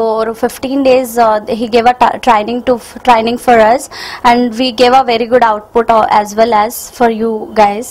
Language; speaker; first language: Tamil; non-native, learner; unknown